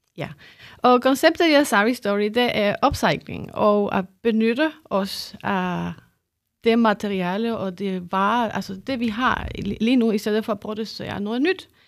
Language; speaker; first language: Danish; non-native, fluent; Spanish